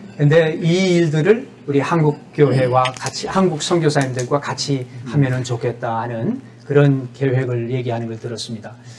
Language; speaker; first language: Korean; native; Korean